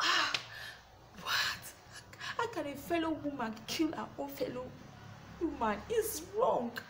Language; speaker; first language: English; non-native, local second language; Yoruba